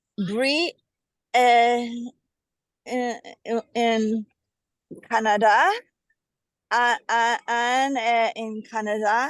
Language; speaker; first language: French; non-native, learner; English